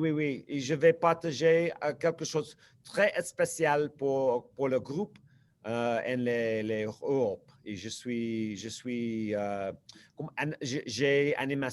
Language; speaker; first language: French; non-native, learner; English